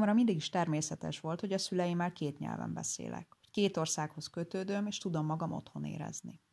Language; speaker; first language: Hungarian; early bilingual, heritage; Hungarian